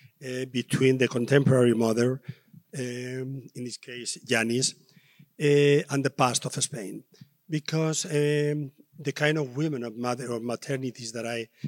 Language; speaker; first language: English; non-native, learner; Spanish